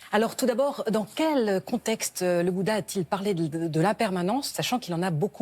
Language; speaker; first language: French; native; French